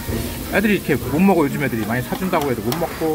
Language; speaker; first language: Korean; native; Korean